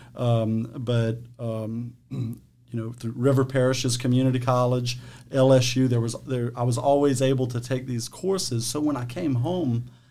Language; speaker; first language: English; native; English